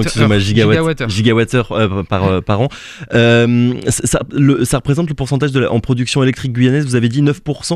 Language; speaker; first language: French; native; French